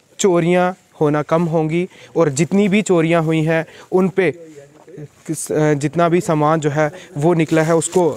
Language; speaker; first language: Hindi; native; Hindi